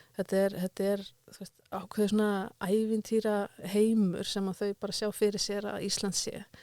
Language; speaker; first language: Icelandic; native; Icelandic